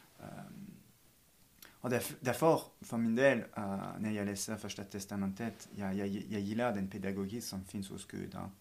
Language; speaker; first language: Swedish; non-native, fluent; French